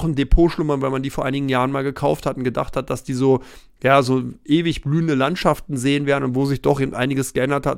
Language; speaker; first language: German; native; German